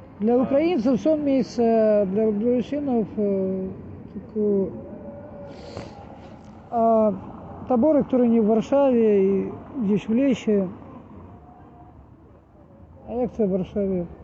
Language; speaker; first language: Polish; non-native, learner; Russian